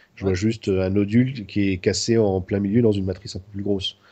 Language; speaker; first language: French; native; French